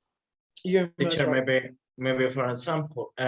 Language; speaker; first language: English; non-native, learner; Spanish